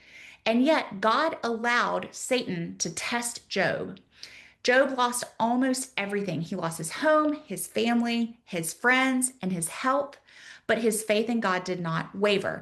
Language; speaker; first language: English; native; English